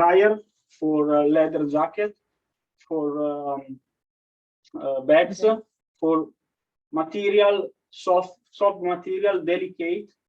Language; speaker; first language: English; non-native, learner; Italian